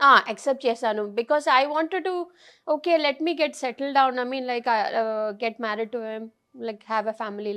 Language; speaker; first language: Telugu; non-native, fluent; Tamil